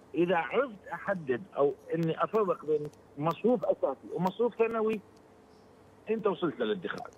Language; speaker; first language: Arabic; native; Arabic